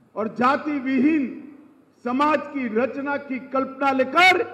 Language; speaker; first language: Hindi; non-native, local second language; Gujarati